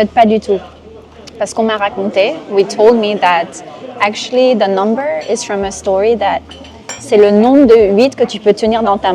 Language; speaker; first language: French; non-native, fluent; English